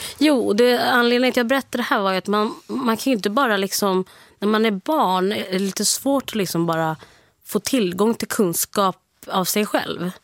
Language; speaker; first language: Swedish; early bilingual, heritage; Swedish